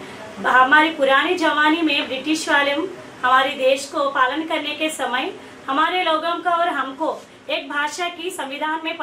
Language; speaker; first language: Hindi; non-native, local second language; Telugu